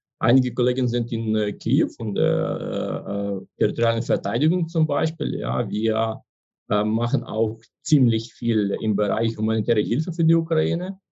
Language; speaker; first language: German; non-native, fluent; Ukrainian